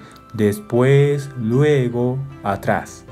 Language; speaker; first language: Spanish; non-native, fluent; Japanese